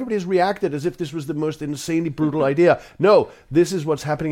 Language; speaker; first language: English; native; English